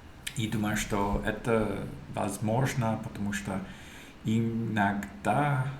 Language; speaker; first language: Russian; non-native, learner; English